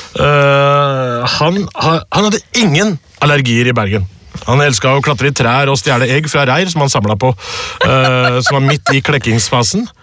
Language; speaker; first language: Norwegian; early bilingual, other home language; Urdu